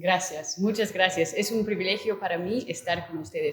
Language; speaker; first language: Spanish; non-native, fluent; English